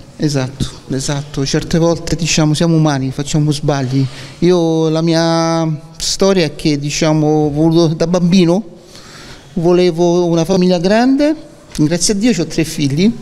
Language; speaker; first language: Italian; early bilingual, other home language; English